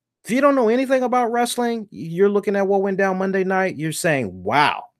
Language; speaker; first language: English; native; English